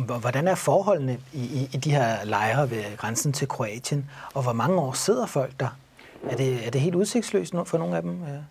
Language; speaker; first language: Danish; native; Danish